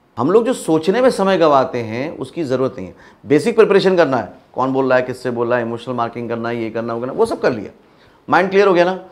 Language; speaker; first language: Hindi; native; Hindi